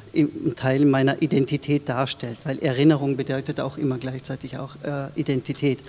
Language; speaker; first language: German; early bilingual, other home language; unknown